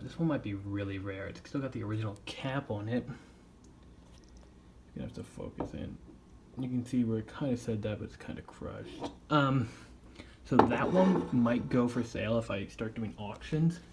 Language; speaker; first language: English; native; English